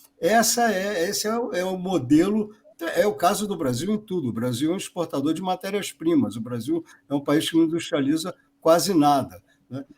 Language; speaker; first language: Portuguese; native; Portuguese